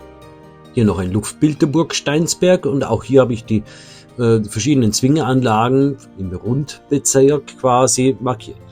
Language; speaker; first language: German; native; German